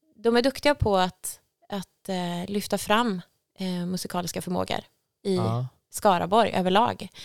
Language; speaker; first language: Swedish; native; Swedish